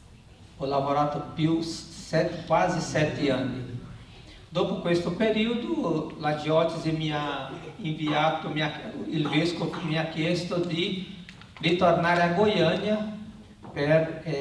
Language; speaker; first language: Italian; non-native, learner; Portuguese